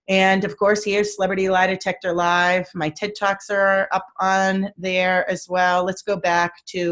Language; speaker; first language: English; native; English